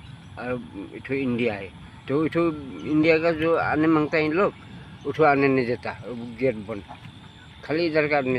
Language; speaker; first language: Hindi; non-native, local second language; Khasi